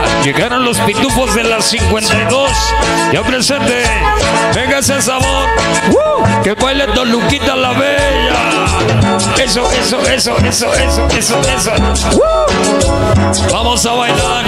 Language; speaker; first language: Spanish; native; Spanish